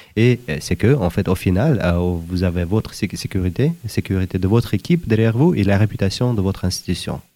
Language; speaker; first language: French; non-native, fluent; Uzbek